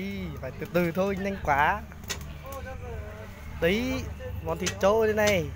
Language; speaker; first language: Vietnamese; non-native, local second language; Hmong